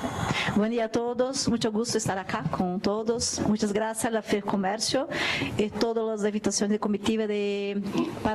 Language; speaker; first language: Portuguese; non-native, learner; Spanish